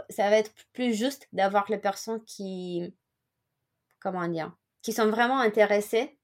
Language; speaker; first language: French; non-native, fluent; Romanian